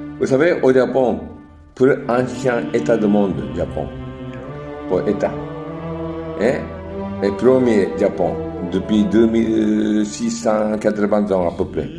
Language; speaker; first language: French; non-native, learner; Japanese